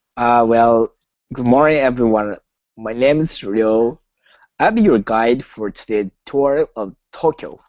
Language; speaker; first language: English; non-native, learner; Japanese